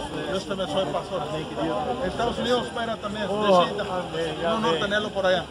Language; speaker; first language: Portuguese; non-native, learner; Spanish